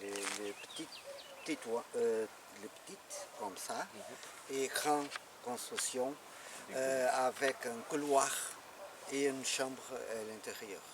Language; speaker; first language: French; non-native, learner; Portuguese